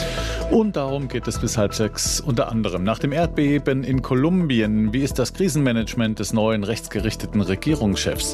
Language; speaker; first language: German; native; German